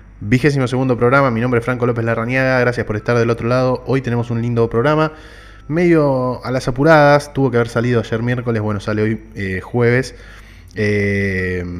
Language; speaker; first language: Spanish; native; Spanish